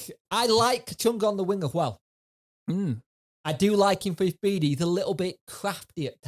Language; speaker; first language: English; native; English